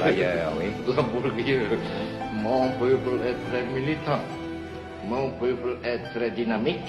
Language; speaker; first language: French; non-native, fluent; Javanese